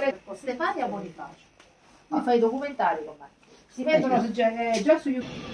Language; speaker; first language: Italian; native; Italian